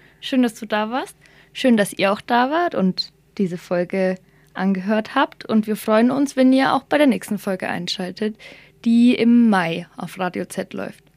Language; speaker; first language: German; early bilingual, other home language; Somali